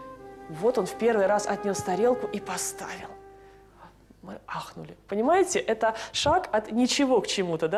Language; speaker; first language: Russian; native; Russian